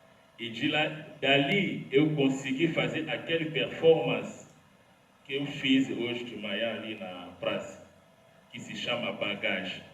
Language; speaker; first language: Portuguese; non-native, learner; Lingala